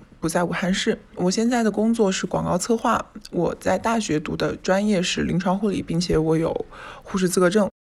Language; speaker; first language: Chinese; native; Chinese